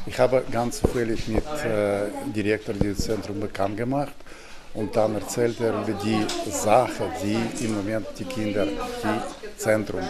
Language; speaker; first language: German; non-native, learner; Ukrainian